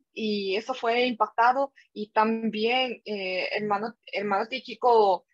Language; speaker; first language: Spanish; non-native, fluent; Korean